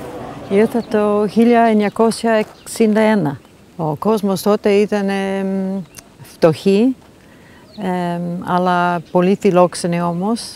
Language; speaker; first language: Greek; non-native, fluent; English